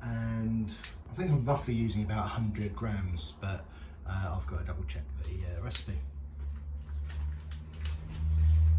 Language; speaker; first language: English; native; English